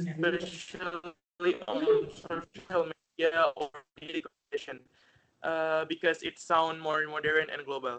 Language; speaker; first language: English; non-native, fluent; Indonesian